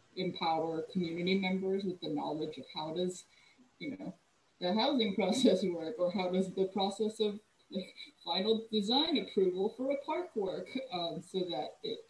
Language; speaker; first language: English; native; English